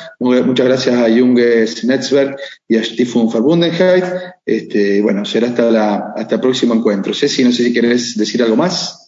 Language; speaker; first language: Spanish; native; Spanish